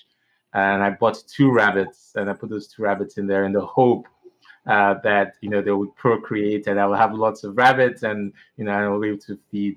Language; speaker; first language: English; non-native, local second language; Igbo